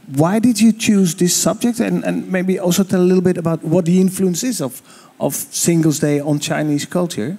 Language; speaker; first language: English; non-native, fluent; Dutch